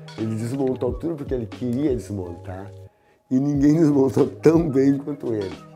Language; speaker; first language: Portuguese; native; Portuguese